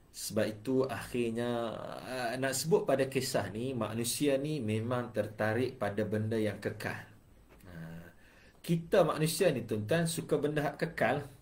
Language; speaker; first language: Malay; native; Malay